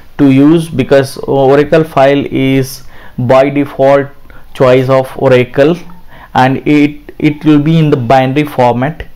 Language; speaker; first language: English; non-native, local second language; Hindi